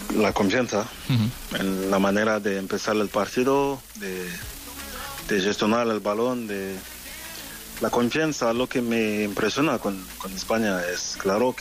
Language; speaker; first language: Spanish; non-native, learner; French